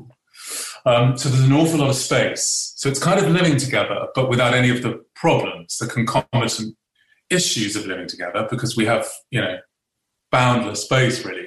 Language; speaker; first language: English; native; English